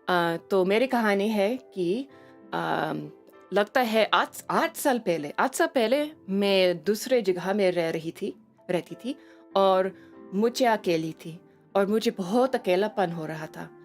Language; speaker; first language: Hindi; non-native, learner; English